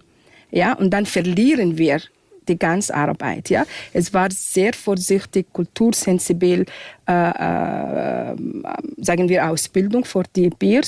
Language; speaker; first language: German; non-native, fluent; Arabic